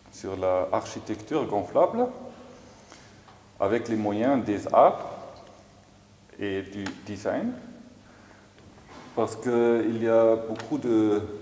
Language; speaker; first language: French; non-native, fluent; German